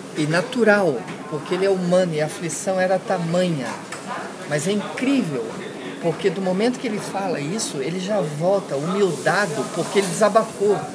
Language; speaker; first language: Portuguese; early bilingual, heritage; Portuguese